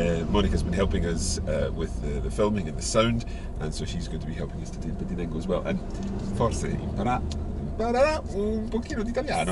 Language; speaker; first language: English; native; English